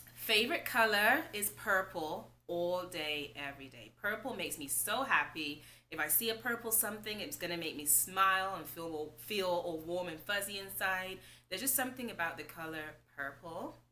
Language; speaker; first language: English; native; English